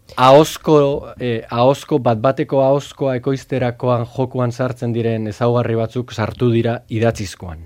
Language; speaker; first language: Basque; native; Basque